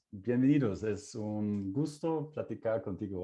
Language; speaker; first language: Spanish; non-native, fluent; German